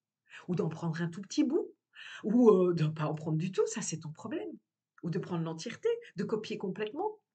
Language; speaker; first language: French; native; French